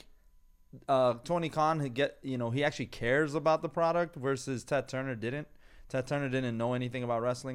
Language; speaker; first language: English; non-native, fluent; Persian